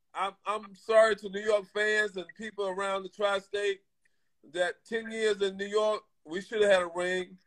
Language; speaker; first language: English; native; English